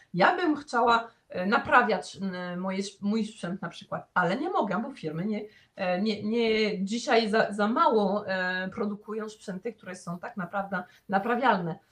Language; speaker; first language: Polish; non-native, fluent; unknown